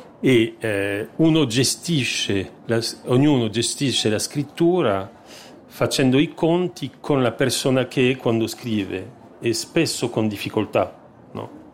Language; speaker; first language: Italian; non-native, fluent; French